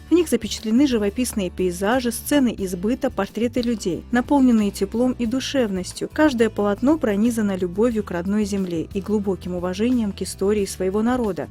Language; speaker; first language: Russian; non-native, local second language; Ingush